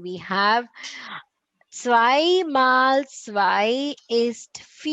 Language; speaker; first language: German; non-native, fluent; Tamil